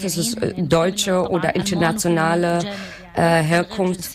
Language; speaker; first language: German; non-native, learner; Arabic